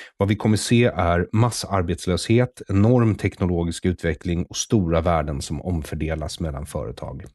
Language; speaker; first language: Swedish; native; Swedish